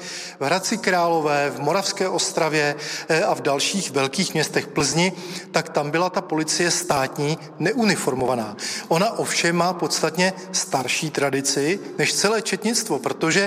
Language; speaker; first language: Czech; native; Czech